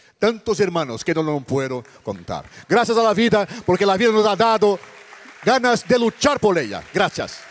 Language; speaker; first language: Spanish; non-native, learner; Portuguese